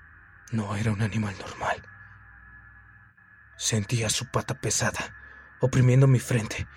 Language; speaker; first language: Spanish; native; Spanish